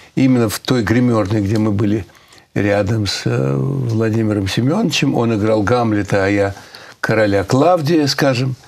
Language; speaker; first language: Russian; native; Russian